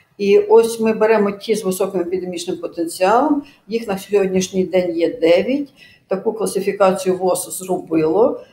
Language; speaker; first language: Ukrainian; native; Ukrainian